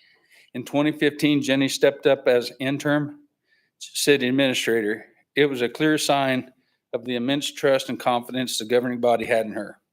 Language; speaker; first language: English; native; English